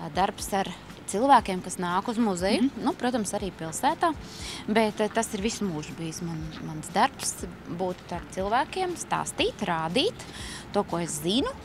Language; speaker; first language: Latvian; native; Latvian